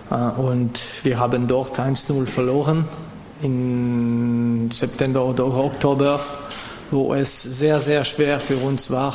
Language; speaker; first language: German; non-native, fluent; French